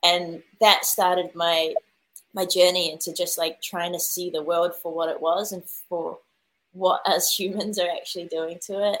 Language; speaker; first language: English; native; English